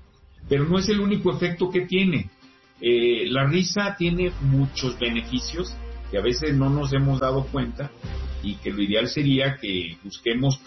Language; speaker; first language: Spanish; native; Spanish